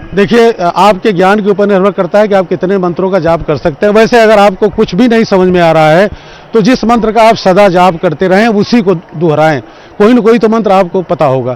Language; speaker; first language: Hindi; native; Hindi